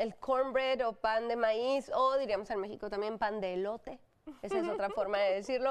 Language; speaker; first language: Spanish; native; Spanish